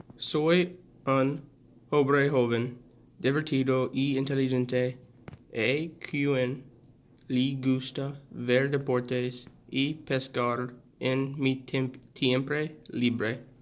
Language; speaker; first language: Spanish; non-native, learner; English